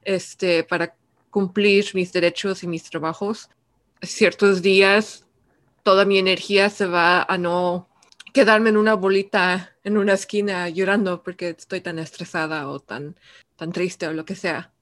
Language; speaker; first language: Spanish; early bilingual, heritage; Spanish